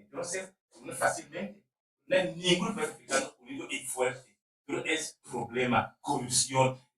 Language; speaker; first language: Spanish; non-native, learner; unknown